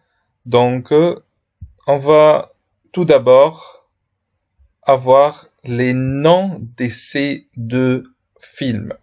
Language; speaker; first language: French; non-native, fluent; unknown